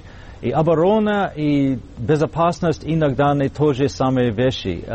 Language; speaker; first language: Russian; non-native, fluent; English